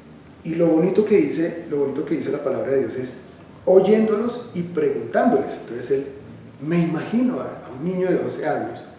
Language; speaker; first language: Spanish; native; Spanish